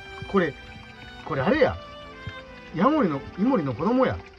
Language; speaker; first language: Japanese; native; Japanese